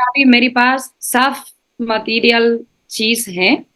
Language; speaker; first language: Hindi; non-native, learner; Spanish